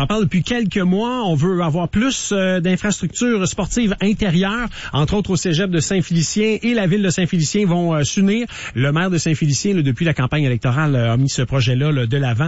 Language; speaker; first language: French; native; French